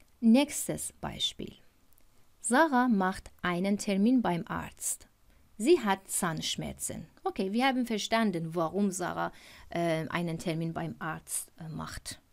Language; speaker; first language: German; non-native, fluent; Persian